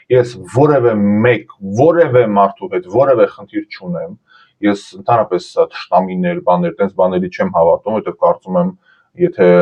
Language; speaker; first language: Armenian; early bilingual, heritage; Armenian